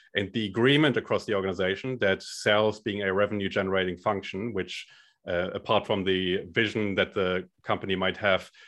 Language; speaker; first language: English; non-native, fluent; German